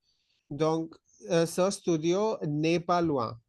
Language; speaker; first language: French; non-native, fluent; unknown